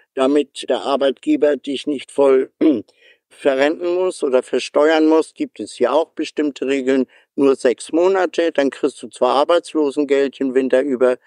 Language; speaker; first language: German; native; German